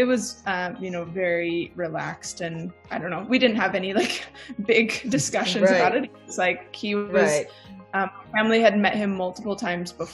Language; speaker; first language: English; native; English